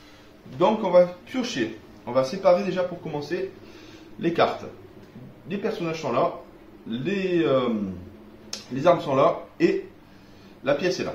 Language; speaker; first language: French; native; French